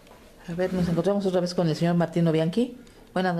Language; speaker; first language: Spanish; native; Spanish